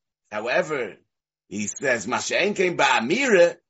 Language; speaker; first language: English; native; English